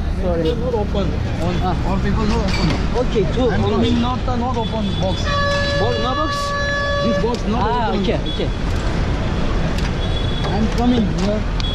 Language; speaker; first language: English; non-native, learner; Turkish